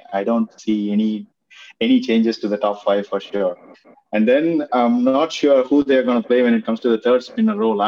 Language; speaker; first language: English; non-native, local second language; Tamil